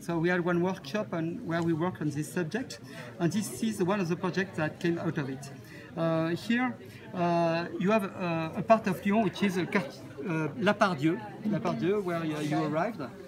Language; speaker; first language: English; non-native, fluent; French